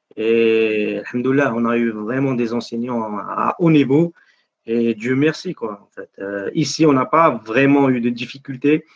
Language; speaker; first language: French; non-native, local second language; Arabic